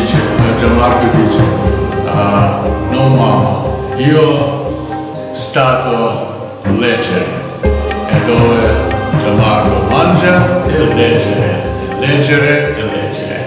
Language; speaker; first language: Italian; non-native, learner; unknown